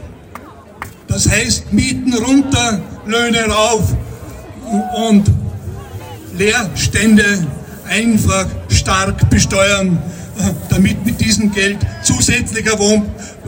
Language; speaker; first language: German; native; German